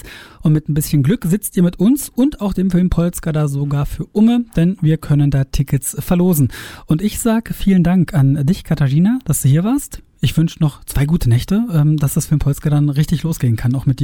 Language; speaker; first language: German; native; German